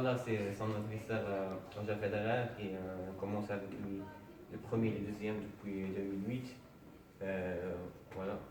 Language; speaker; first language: French; non-native, fluent; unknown